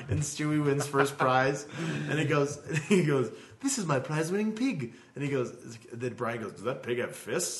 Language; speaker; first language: English; native; English